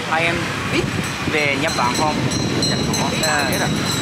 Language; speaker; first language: Vietnamese; non-native, learner; Japanese